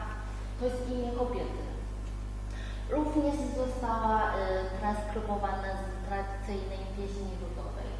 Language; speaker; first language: Polish; non-native, learner; Chinese